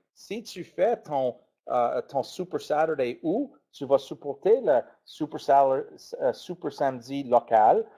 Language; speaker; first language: French; non-native, learner; English